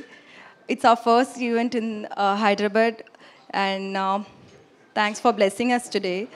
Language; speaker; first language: Telugu; non-native, learner; Tamil